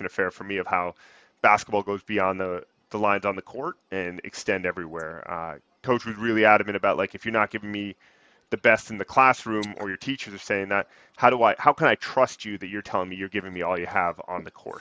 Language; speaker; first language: English; native; English